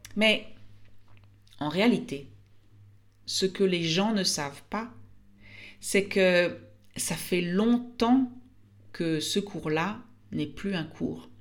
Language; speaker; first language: French; native; French